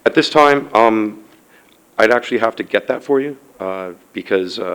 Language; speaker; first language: English; native; English